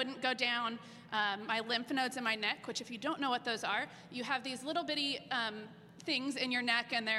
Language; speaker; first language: English; native; English